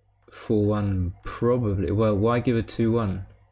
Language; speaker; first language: English; native; English